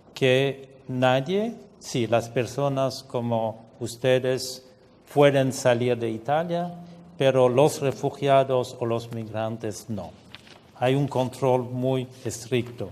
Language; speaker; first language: Spanish; non-native, fluent; French